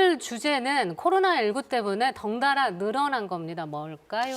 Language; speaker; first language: Korean; native; Korean